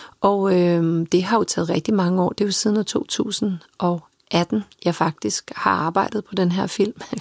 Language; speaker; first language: Danish; early bilingual, other home language; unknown